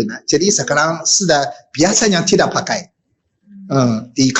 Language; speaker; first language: Indonesian; non-native, learner; Japanese